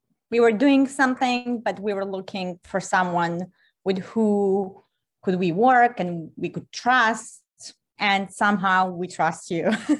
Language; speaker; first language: English; non-native, fluent; Polish